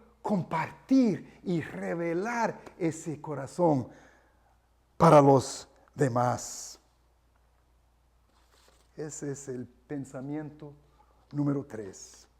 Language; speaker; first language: Spanish; non-native, fluent; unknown